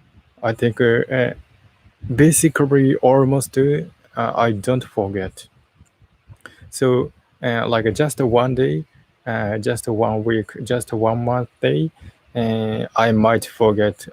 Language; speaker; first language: English; non-native, learner; Japanese